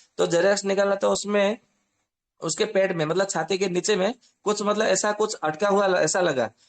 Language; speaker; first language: Hindi; non-native, local second language; Odia